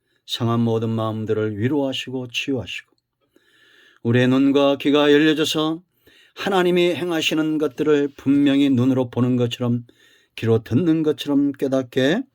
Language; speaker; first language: Korean; native; Korean